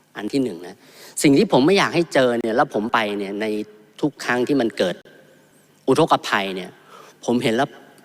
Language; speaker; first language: Thai; native; Thai